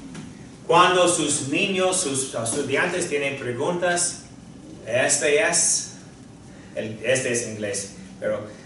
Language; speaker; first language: Spanish; non-native, fluent; English